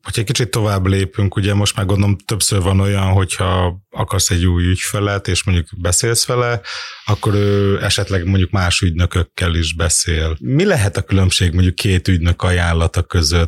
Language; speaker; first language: Hungarian; native; Hungarian